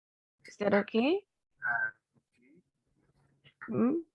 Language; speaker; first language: English; non-native, fluent; Indonesian